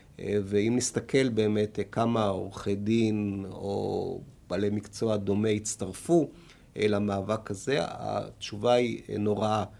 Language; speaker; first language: Hebrew; native; Hebrew